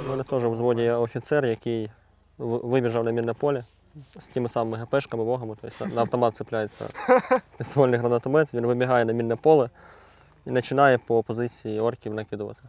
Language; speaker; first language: Ukrainian; native; Ukrainian